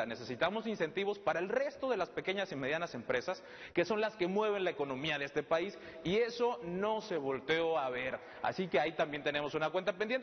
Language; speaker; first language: Spanish; native; Spanish